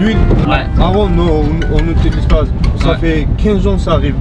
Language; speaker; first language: French; non-native, learner; Georgian